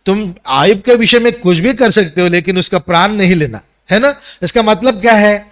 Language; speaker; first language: Hindi; non-native, local second language; Telugu